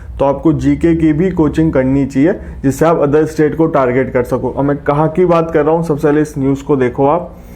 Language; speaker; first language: Hindi; native; Hindi